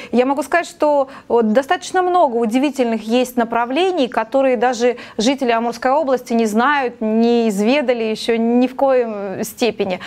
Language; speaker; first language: Russian; native; Russian